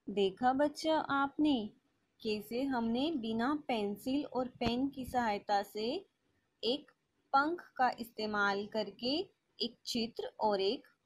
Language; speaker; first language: Hindi; native; Hindi